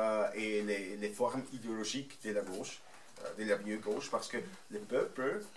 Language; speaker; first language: French; non-native, fluent; German